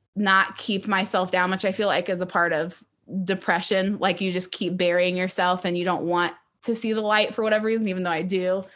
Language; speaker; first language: English; native; English